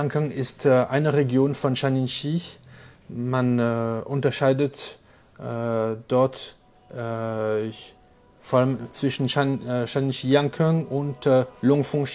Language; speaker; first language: German; non-native, local second language; French